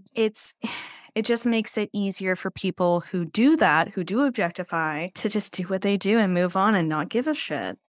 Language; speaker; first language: English; early bilingual, other home language; Norwegian